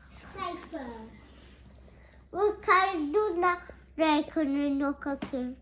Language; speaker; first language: Dutch; early bilingual, other home language; Marathi